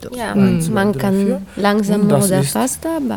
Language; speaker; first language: German; non-native, learner; Italian